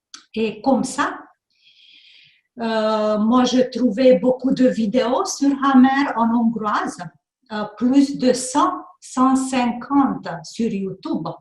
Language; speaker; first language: French; non-native, fluent; Hungarian